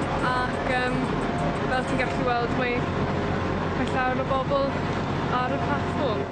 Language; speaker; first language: Welsh; non-native, local second language; English